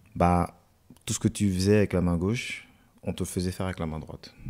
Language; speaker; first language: French; native; French